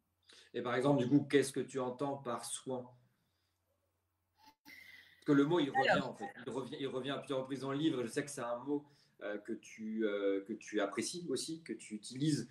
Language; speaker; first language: French; native; French